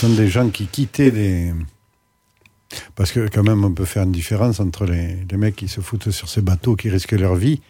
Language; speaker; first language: French; native; French